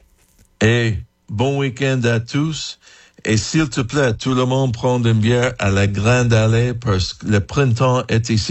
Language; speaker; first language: French; non-native, fluent; English